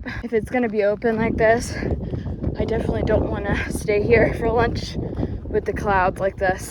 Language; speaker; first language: English; native; English